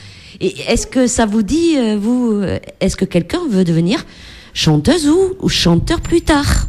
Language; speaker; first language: French; native; French